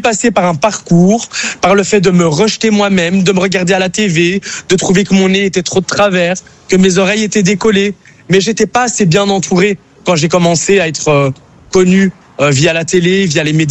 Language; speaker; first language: French; native; French